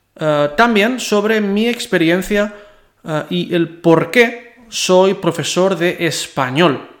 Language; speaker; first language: Spanish; non-native, local second language; Catalan